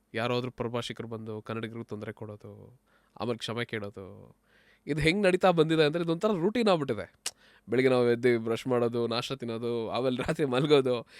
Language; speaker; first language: Kannada; non-native, local second language; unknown